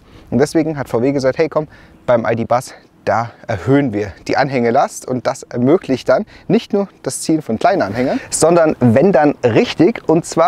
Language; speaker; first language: German; native; German